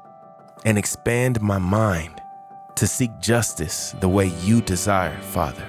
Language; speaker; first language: English; native; English